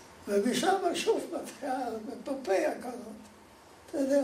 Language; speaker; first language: Hebrew; non-native, fluent; Polish